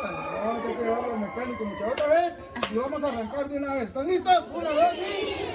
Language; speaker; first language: Spanish; native; Spanish